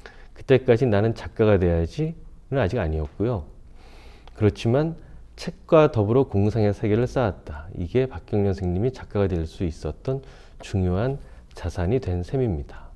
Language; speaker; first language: Korean; native; Korean